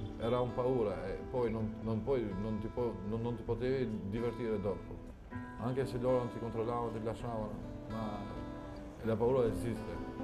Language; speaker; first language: Italian; non-native, fluent; Albanian